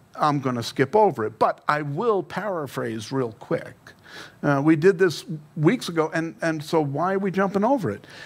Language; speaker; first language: English; native; English